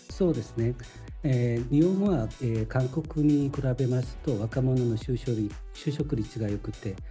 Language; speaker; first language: Japanese; non-native, fluent; Korean